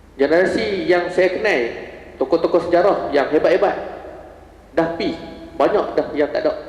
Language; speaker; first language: Malay; native; Malay